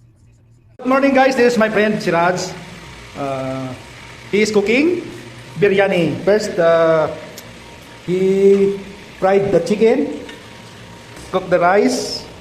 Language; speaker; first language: English; non-native, local second language; Filipino